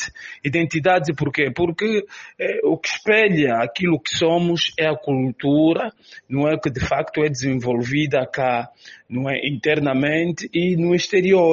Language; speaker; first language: Portuguese; native; Portuguese